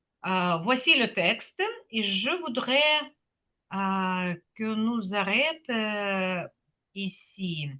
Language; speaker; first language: French; non-native, fluent; Ukrainian